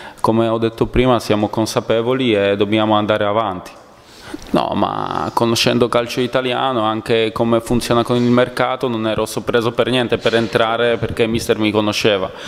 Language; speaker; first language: Italian; non-native, fluent; Polish